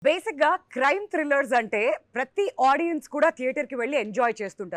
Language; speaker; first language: Telugu; native; Telugu